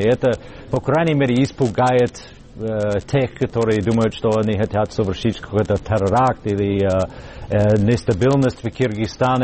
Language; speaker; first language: Russian; non-native, fluent; English